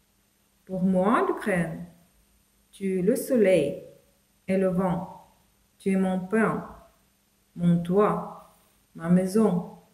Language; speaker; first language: French; non-native, fluent; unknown